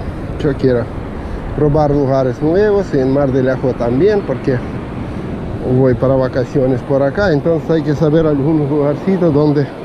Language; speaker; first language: Spanish; non-native, fluent; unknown